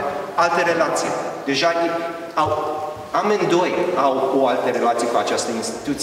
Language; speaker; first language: Romanian; early bilingual, heritage; Romanian